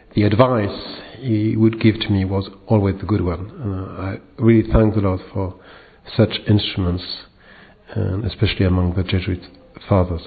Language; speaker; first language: English; non-native, fluent; French